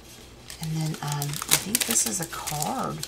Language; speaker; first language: English; native; English